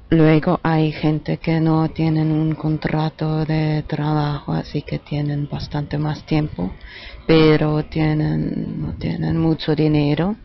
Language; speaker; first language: Spanish; non-native, fluent; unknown